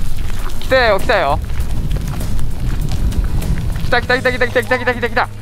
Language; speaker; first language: Japanese; native; Japanese